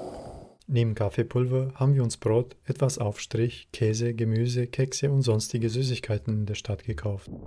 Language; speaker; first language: German; native; German